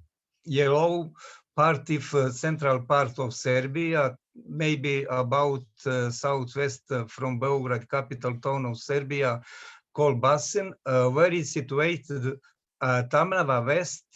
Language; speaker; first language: English; non-native, learner; Serbian